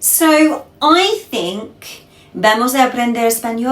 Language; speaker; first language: Spanish; non-native, learner; English